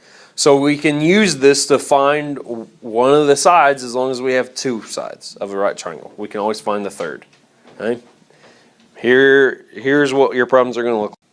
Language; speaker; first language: English; native; English